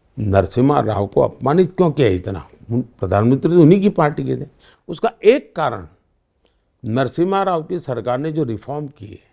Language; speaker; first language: Hindi; non-native, local second language; Gujarati